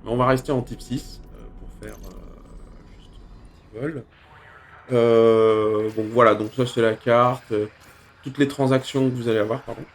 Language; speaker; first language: French; native; French